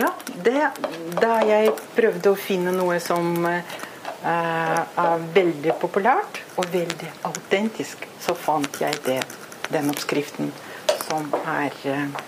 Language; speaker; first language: Norwegian; non-native, fluent; Russian